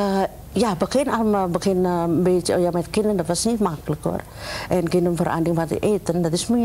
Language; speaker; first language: Dutch; non-native, learner; Indonesian